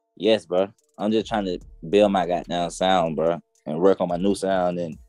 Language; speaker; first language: English; native; English